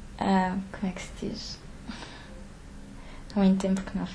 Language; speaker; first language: Portuguese; early bilingual, heritage; French